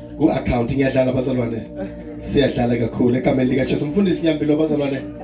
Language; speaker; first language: Zulu; non-native, local second language; Swati